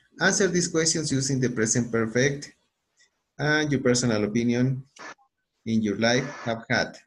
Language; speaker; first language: English; non-native, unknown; Spanish